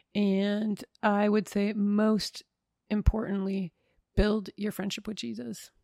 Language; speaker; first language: English; native; English